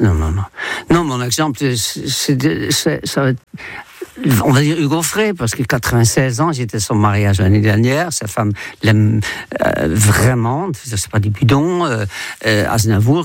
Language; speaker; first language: French; non-native, fluent; Dutch